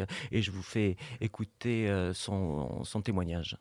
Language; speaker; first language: French; native; French